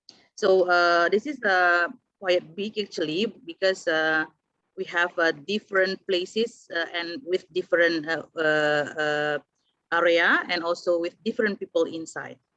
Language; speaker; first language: English; non-native, fluent; Indonesian